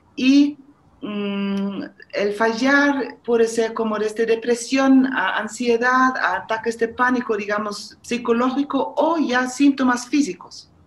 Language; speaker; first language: Spanish; non-native, fluent; German